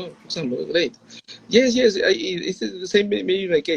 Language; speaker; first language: English; non-native, learner; Spanish